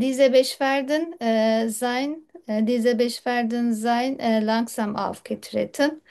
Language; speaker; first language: German; non-native, learner; Turkish